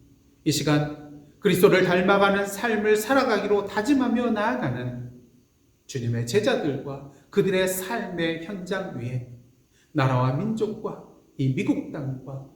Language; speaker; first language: Korean; native; Korean